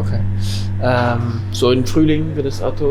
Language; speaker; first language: German; non-native, learner; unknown